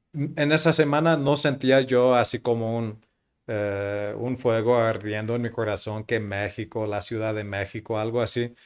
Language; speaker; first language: Spanish; non-native, fluent; English